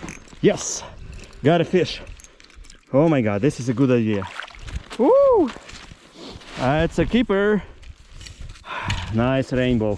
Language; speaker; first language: English; non-native, learner; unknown